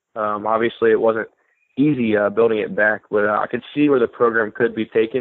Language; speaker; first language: English; native; English